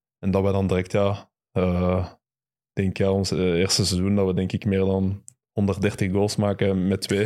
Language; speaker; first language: Dutch; early bilingual, other home language; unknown